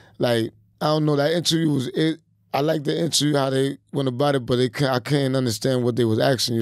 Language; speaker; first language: English; early bilingual, other home language; Spanish